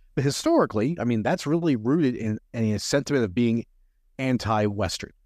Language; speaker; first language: English; early bilingual, other home language; Hindi